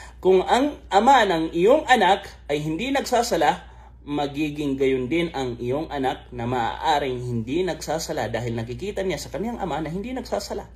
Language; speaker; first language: Filipino; non-native, local second language; Maranao